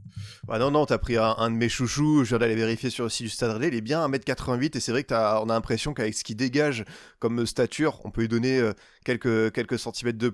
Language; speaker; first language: French; native; French